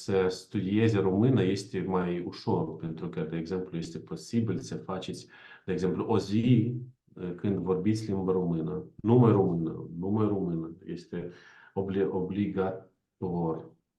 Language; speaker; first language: Romanian; non-native, learner; Ukrainian